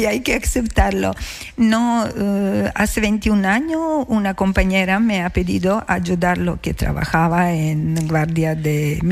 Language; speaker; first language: Spanish; non-native, learner; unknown